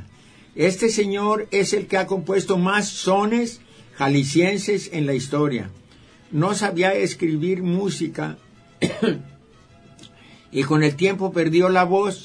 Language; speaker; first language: Spanish; native; Spanish